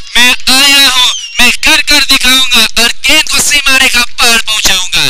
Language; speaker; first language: Hindi; non-native, local second language; Marathi